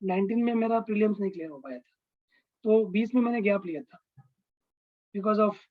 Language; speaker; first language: Hindi; non-native, local second language; Marathi